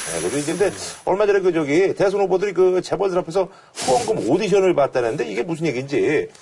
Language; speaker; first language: Korean; native; Korean